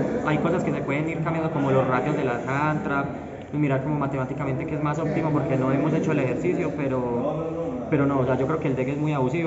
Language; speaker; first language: Spanish; native; Spanish